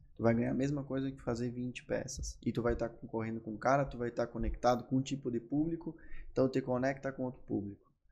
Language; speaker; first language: Portuguese; native; Portuguese